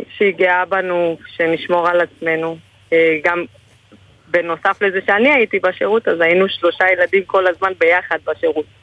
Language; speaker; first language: Hebrew; early bilingual, other home language; Spanish